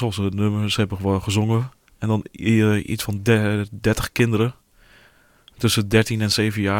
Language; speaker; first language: Dutch; early bilingual, other home language; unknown